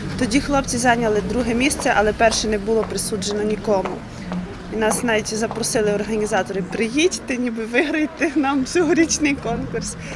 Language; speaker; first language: Ukrainian; native; Ukrainian